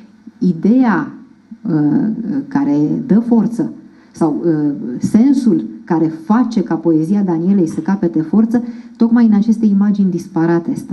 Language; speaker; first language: Romanian; native; Romanian